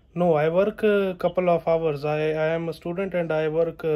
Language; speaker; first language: English; non-native, learner; Punjabi